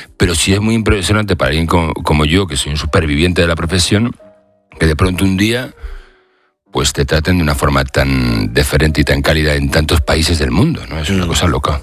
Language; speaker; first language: Spanish; native; Spanish